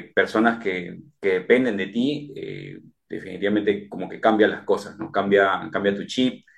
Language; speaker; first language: Spanish; native; Spanish